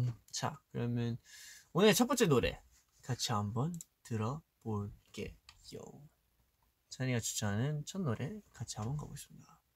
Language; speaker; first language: Korean; early bilingual, heritage; Korean